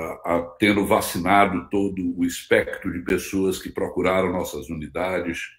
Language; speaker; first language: Portuguese; native; Portuguese